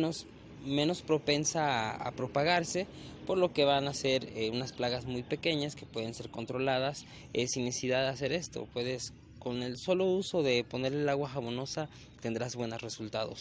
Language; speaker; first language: Spanish; native; Spanish